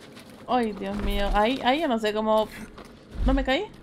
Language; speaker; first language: Spanish; early bilingual, heritage; Spanish